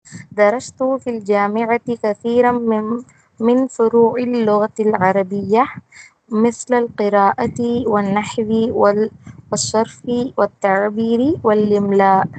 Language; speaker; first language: Arabic; non-native, learner; Tamil